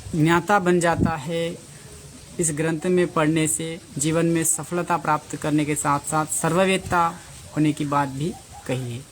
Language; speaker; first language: Hindi; non-native, local second language; Telugu